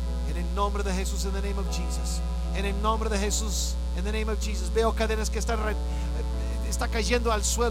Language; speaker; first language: Spanish; non-native, fluent; English